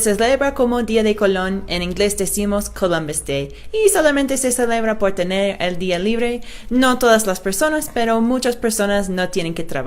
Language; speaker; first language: Spanish; non-native, fluent; English